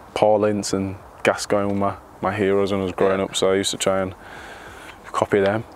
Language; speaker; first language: English; native; English